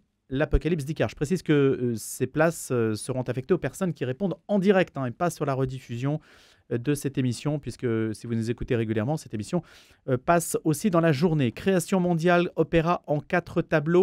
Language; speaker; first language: French; native; French